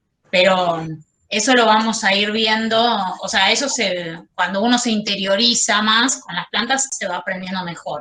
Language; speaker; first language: Spanish; native; Spanish